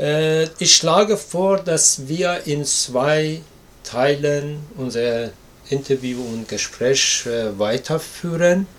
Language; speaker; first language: German; non-native, learner; Persian